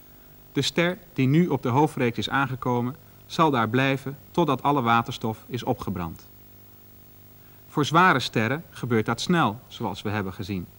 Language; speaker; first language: Dutch; native; Dutch